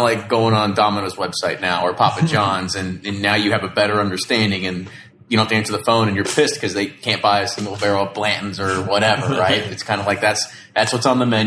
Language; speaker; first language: English; native; English